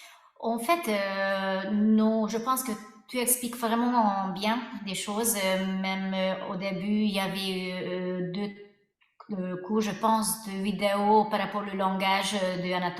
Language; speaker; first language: French; non-native, fluent; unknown